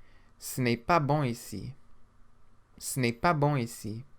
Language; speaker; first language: French; non-native, fluent; English